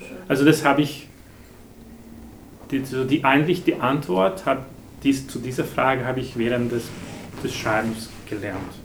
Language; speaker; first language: German; non-native, fluent; Hungarian